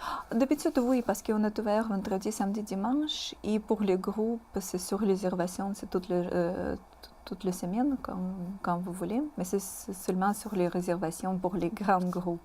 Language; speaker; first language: French; non-native, fluent; Russian